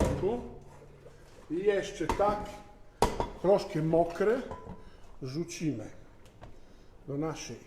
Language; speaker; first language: Polish; non-native, fluent; Italian